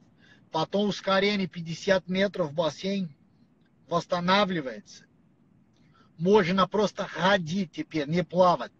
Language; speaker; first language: Russian; non-native, learner; Portuguese